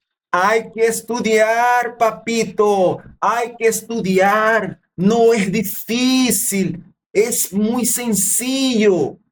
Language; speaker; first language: Spanish; non-native, learner; Portuguese